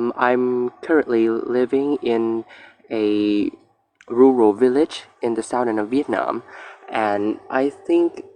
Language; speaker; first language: English; non-native, learner; Vietnamese